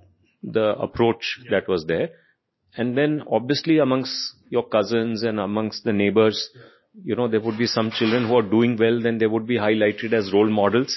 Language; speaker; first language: English; non-native, local second language; Hindi